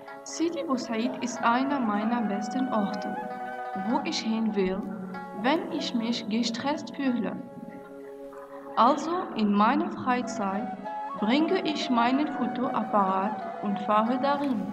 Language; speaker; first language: German; non-native, learner; Arabic